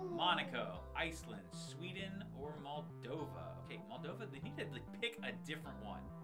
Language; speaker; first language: English; native; English